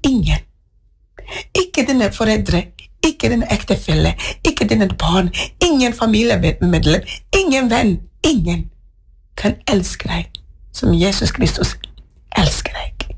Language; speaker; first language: Norwegian; non-native, fluent; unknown